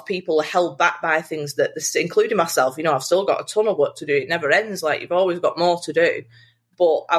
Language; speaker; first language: English; native; English